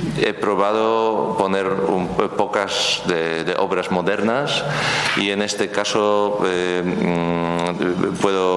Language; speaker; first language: Spanish; non-native, learner; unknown